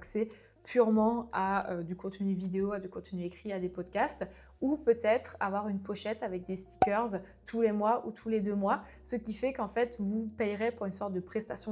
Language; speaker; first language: French; native; French